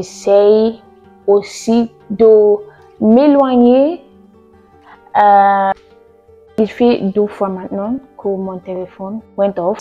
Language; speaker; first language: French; non-native, learner; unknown